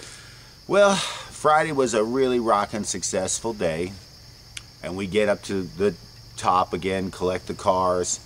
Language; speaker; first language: English; native; English